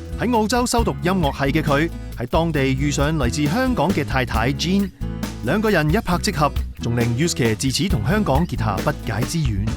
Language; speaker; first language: Cantonese; native; Cantonese